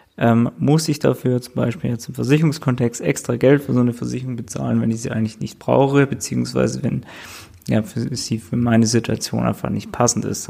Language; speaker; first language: German; native; German